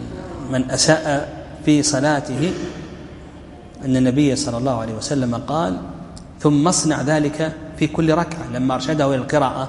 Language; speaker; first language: Arabic; native; Arabic